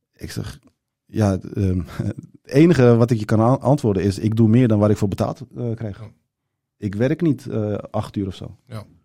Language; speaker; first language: Dutch; early bilingual, other home language; Turkish